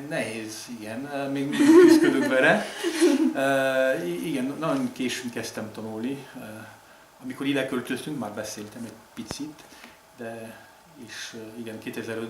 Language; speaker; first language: Hungarian; non-native, learner; French